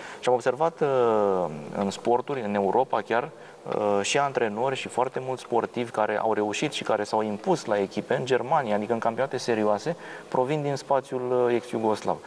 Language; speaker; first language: Romanian; native; Romanian